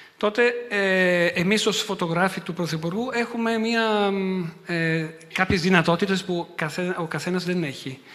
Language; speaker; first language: Greek; non-native, fluent; Italian